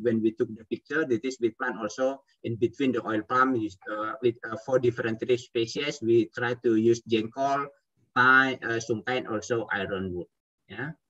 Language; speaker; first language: English; non-native, fluent; Indonesian